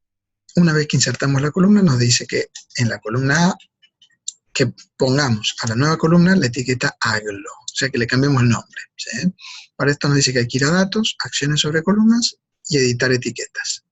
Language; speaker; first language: Spanish; native; Spanish